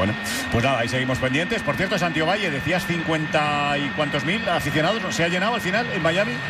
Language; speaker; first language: Spanish; native; Spanish